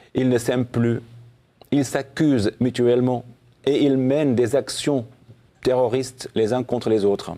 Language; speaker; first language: French; non-native, fluent; Assyrian Neo-Aramaic